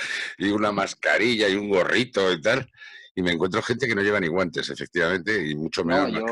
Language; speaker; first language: Spanish; native; Spanish